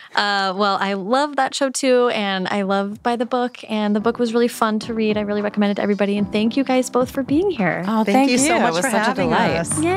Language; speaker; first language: English; native; English